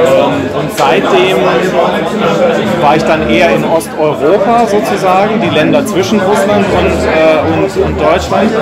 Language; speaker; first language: German; native; German